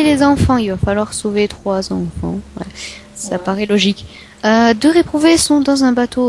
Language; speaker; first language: French; native; French